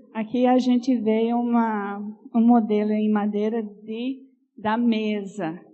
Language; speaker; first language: Portuguese; non-native, fluent; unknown